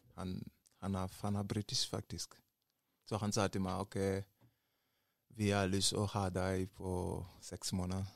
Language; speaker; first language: Norwegian; non-native, learner; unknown